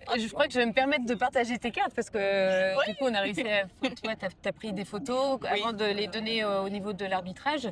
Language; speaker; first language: French; native; French